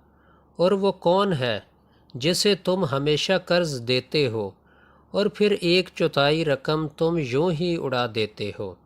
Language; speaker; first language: Urdu; native; Urdu